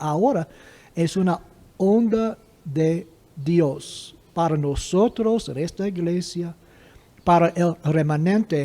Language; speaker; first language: Spanish; non-native, fluent; English